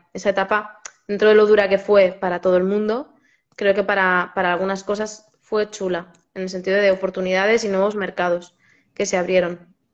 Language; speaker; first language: Spanish; native; Spanish